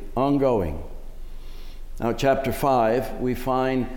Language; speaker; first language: English; early bilingual, other home language; Spanish